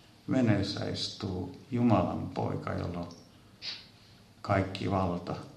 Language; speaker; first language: Finnish; native; Finnish